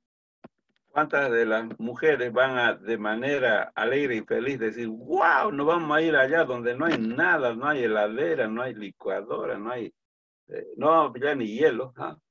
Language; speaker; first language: Spanish; native; Spanish